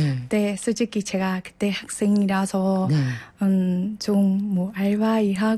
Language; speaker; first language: Korean; non-native, fluent; Burmese